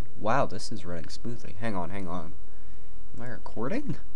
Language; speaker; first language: English; native; English